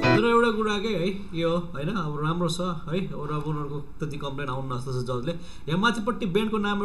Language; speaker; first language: Nepali; native; Nepali